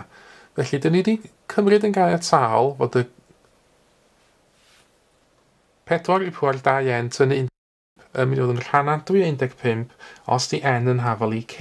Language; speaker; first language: Welsh; native; Welsh